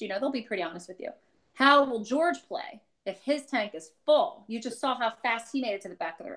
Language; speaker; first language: English; native; English